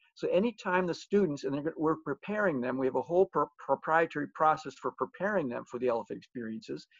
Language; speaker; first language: English; native; English